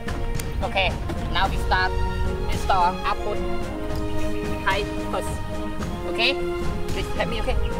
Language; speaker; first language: English; non-native, learner; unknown